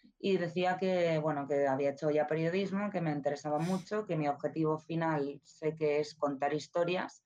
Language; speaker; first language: Spanish; native; Spanish